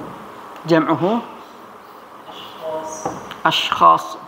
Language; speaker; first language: Arabic; non-native, fluent; Indonesian